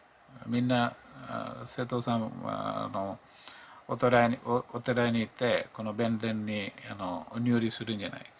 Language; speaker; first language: Japanese; non-native, fluent; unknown